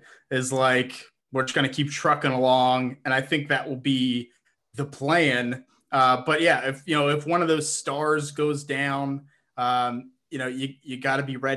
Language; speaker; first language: English; native; English